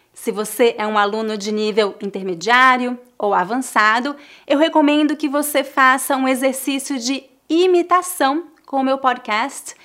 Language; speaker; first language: Portuguese; native; Portuguese